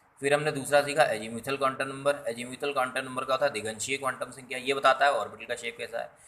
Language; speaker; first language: Hindi; native; Hindi